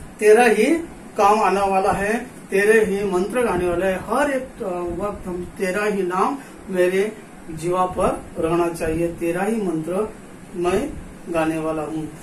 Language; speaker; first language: Hindi; non-native, local second language; Marathi